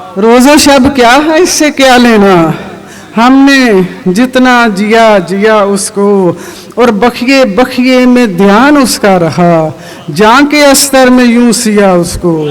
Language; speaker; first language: Urdu; non-native, local second language; Punjabi